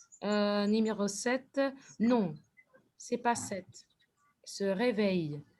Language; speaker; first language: French; non-native, fluent; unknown